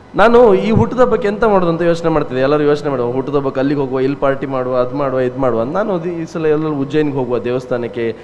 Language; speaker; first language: Kannada; native; Kannada